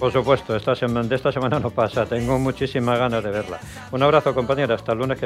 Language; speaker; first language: Spanish; native; Spanish